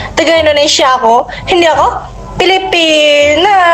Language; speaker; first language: Filipino; non-native, learner; Indonesian